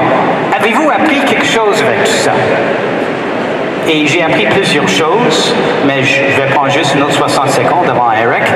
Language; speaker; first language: French; non-native, fluent; English